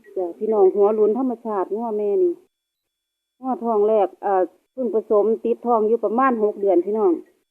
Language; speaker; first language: Thai; native; Thai